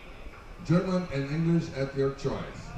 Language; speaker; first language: English; non-native, fluent; German